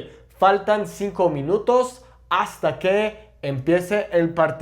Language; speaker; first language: Spanish; non-native, fluent; English